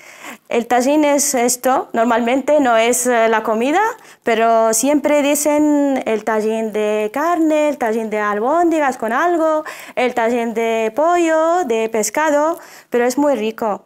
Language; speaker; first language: Spanish; non-native, fluent; Arabic